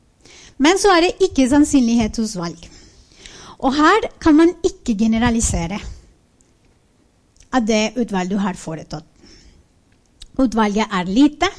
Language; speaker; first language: Norwegian; non-native, fluent; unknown